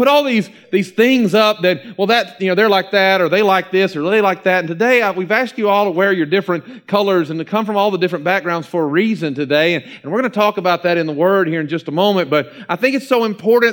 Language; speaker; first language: English; native; English